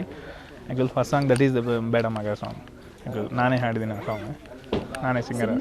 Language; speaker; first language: Kannada; non-native, learner; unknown